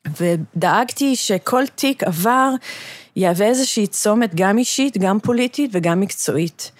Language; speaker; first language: Hebrew; early bilingual, other home language; English